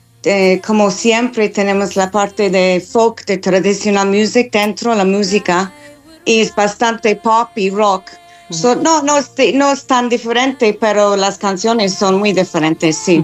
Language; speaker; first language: Spanish; non-native, fluent; English